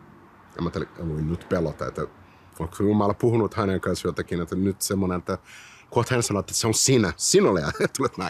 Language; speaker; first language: Finnish; non-native, fluent; Portuguese